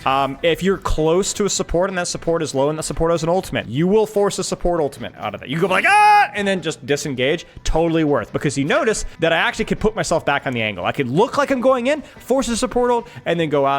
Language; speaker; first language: English; native; English